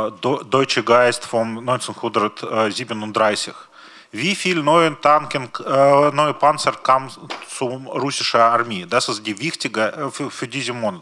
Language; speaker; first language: German; non-native, learner; Russian